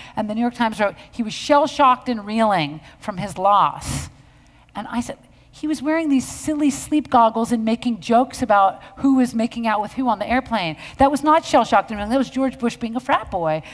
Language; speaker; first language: English; native; English